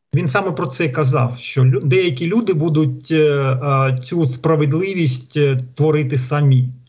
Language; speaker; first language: Ukrainian; non-native, local second language; Russian